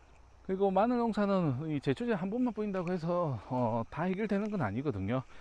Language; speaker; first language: Korean; native; Korean